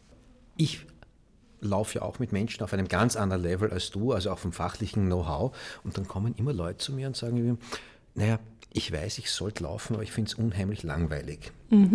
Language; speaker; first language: German; native; German